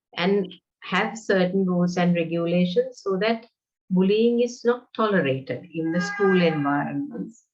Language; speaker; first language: English; non-native, local second language; Sinhala